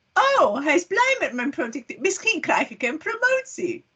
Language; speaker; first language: Dutch; non-native, fluent; English